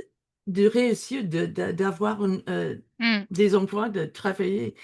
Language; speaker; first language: French; non-native, learner; English